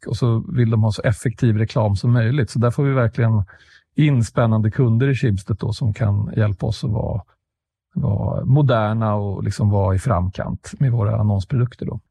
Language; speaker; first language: Swedish; native; Swedish